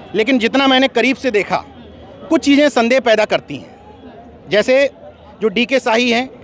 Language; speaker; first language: Hindi; native; Hindi